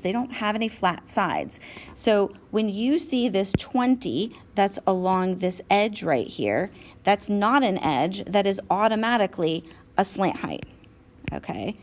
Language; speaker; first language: English; native; English